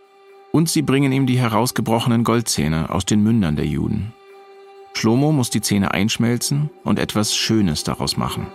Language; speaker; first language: German; native; German